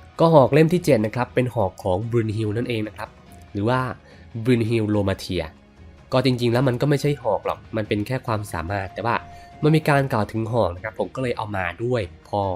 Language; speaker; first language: Thai; native; Thai